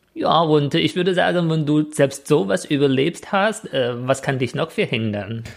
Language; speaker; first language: German; non-native, fluent; Chinese